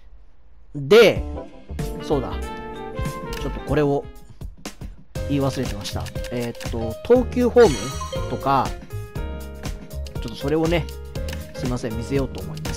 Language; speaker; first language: Japanese; native; Japanese